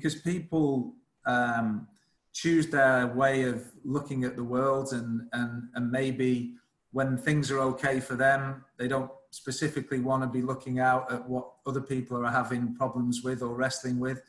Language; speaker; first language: English; native; English